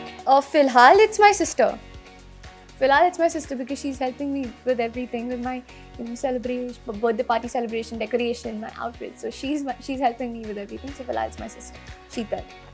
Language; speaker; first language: English; non-native, local second language; Hindi